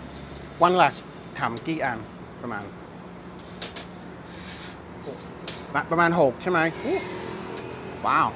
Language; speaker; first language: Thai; non-native, learner; English